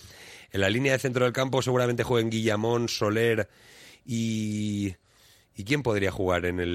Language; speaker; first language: Spanish; native; Spanish